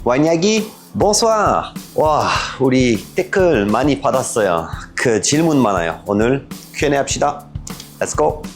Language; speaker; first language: Korean; non-native, learner; French